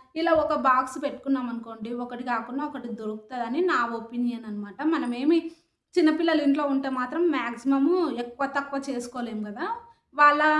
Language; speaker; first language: Telugu; native; Telugu